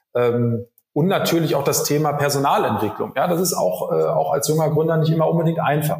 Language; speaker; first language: German; native; German